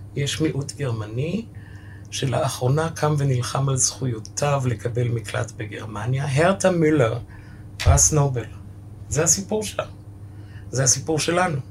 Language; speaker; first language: Hebrew; early bilingual, other home language; German